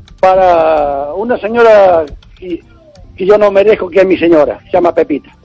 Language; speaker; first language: Spanish; non-native, local second language; Galician